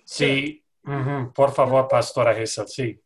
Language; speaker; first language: Spanish; non-native, fluent; English